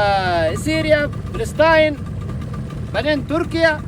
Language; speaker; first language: Arabic; non-native, learner; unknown